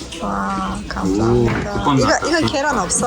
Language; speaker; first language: Korean; non-native, learner; Persian